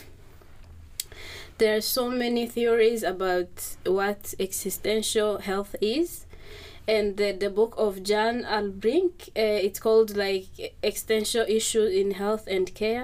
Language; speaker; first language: English; non-native, local second language; Kinyarwanda